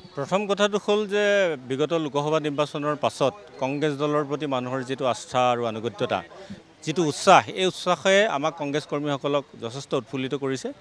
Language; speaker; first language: Assamese; native; Assamese